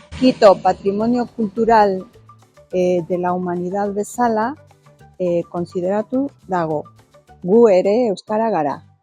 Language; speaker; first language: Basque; non-native, learner; Spanish